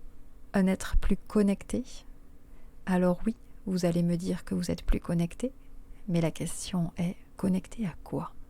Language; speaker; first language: French; native; French